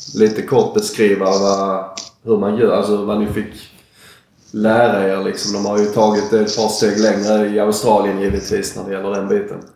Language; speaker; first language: Swedish; native; Swedish